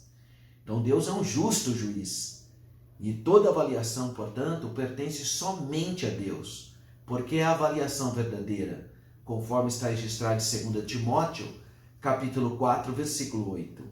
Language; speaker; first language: Portuguese; native; Portuguese